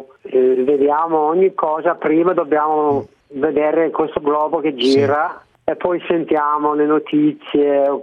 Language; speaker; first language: Italian; non-native, learner; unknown